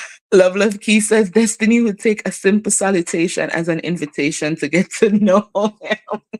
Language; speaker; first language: English; native; English